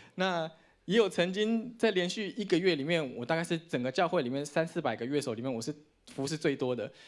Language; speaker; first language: Chinese; native; Chinese